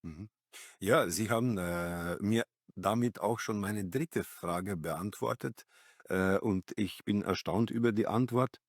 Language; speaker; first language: German; non-native, fluent; Slovenian